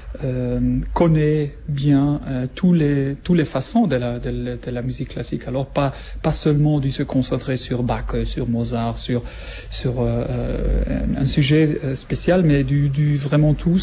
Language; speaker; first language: French; non-native, learner; German